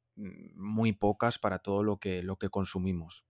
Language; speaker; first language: Spanish; native; Spanish